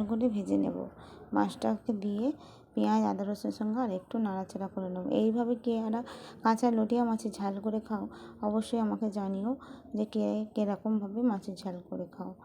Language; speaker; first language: Bangla; native; Bangla